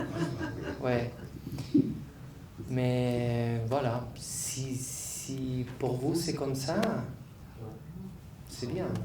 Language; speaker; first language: French; non-native, learner; Spanish